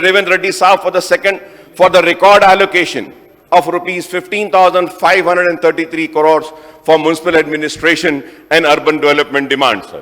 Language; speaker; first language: English; non-native, local second language; Urdu